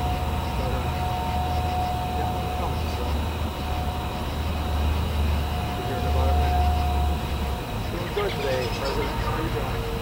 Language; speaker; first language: English; native; English